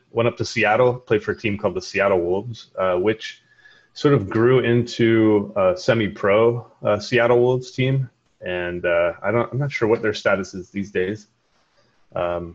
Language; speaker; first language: English; native; English